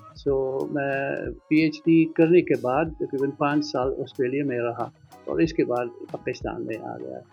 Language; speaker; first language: Urdu; non-native, fluent; Dutch